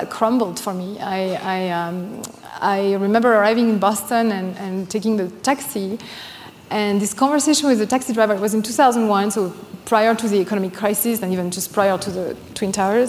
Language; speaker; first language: English; non-native, fluent; French